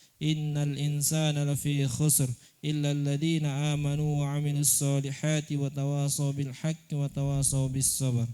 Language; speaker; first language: Arabic; non-native, learner; Indonesian